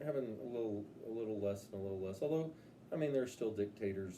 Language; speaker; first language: English; native; English